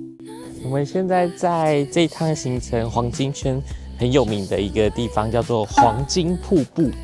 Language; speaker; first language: Chinese; native; Chinese